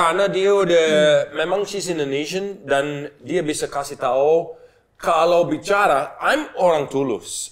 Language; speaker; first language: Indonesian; non-native, learner; English